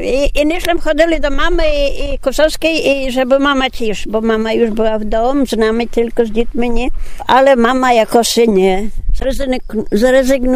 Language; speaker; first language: Polish; non-native, local second language; Rusyn